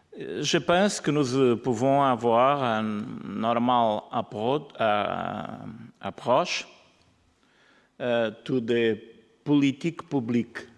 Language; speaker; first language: French; non-native, learner; Portuguese